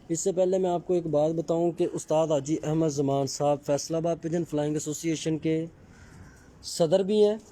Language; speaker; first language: Urdu; non-native, local second language; Punjabi